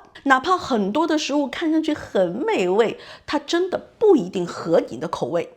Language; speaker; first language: Chinese; native; Chinese